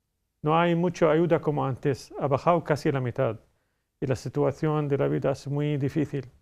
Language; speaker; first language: Spanish; non-native, fluent; Arabic